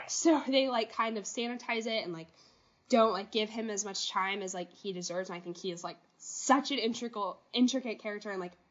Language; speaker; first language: English; native; English